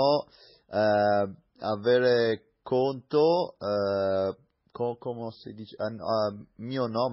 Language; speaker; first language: Italian; non-native, learner; English